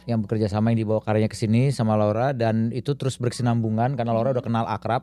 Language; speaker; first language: Indonesian; native; Indonesian